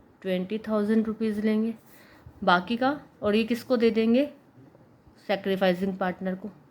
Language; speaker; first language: Hindi; native; Hindi